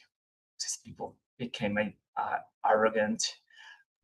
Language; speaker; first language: English; non-native, fluent; Portuguese